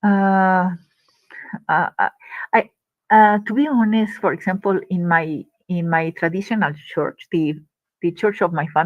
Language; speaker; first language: English; non-native, learner; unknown